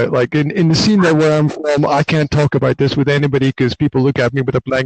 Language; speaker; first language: English; native; English